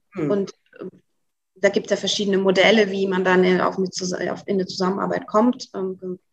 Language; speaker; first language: German; native; German